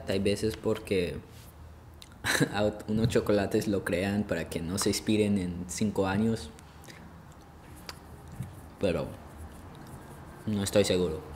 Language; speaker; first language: Spanish; early bilingual, heritage; Spanish